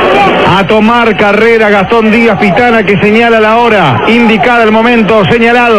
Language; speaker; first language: Spanish; native; Spanish